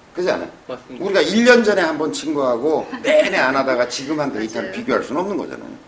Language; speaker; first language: Korean; native; Korean